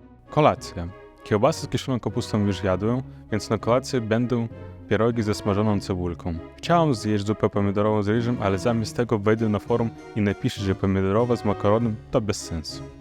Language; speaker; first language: Polish; non-native, fluent; Romanian